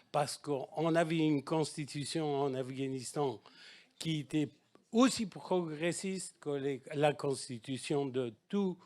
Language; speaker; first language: French; non-native, fluent; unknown